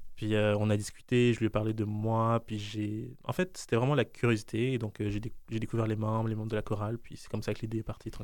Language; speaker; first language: French; native; French